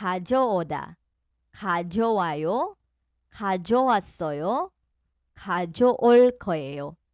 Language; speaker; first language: Korean; non-native, fluent; Filipino